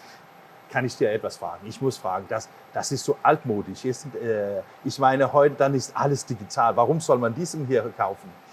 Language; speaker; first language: German; non-native, learner; English